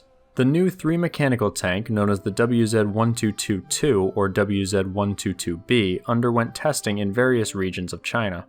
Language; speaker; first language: English; native; English